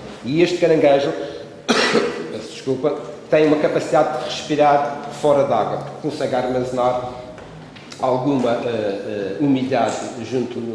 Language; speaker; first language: Portuguese; native; Portuguese